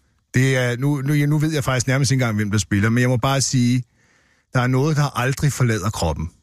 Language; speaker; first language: Danish; native; Danish